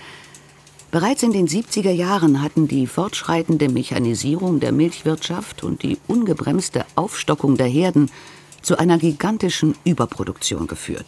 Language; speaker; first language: German; native; German